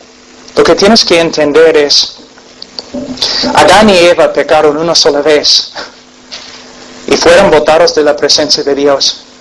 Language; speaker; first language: Spanish; non-native, fluent; English